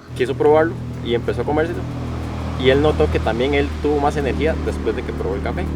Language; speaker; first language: Spanish; native; Spanish